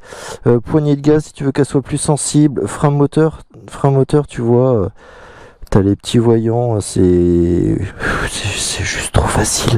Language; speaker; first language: French; native; French